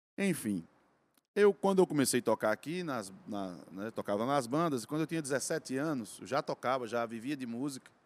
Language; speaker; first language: Portuguese; native; Portuguese